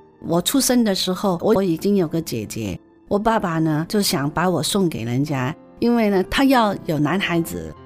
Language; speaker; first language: Chinese; non-native, local second language; Cantonese